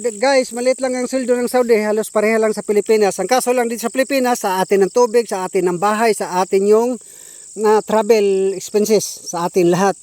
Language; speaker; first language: Filipino; non-native, local second language; Bikol